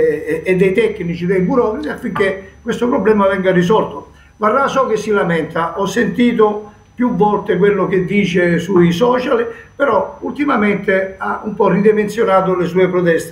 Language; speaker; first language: Italian; native; Italian